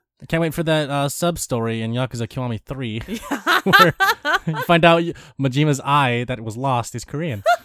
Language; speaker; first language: English; native; English